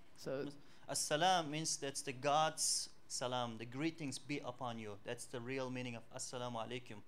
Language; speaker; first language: English; non-native, fluent; Uzbek